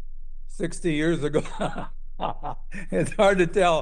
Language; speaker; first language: English; native; English